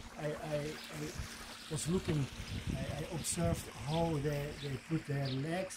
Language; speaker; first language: English; non-native, fluent; Dutch